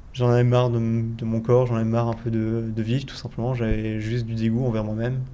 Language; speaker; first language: French; native; French